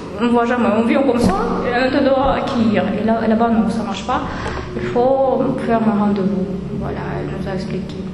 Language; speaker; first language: French; non-native, fluent; Russian